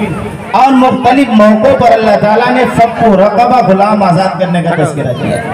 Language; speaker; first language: Urdu; native; Urdu